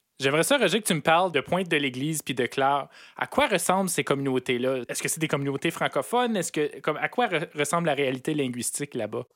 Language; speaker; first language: French; native; French